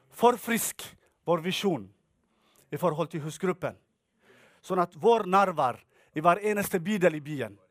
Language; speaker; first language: Norwegian; non-native, fluent; Tigrinya